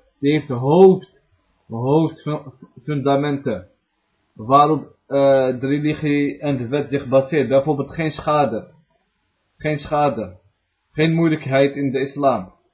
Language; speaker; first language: Dutch; early bilingual, other home language; Arabic